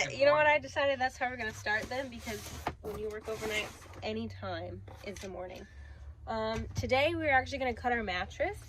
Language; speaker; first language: English; native; English